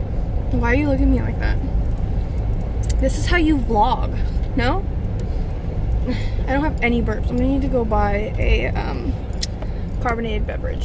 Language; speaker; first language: English; native; English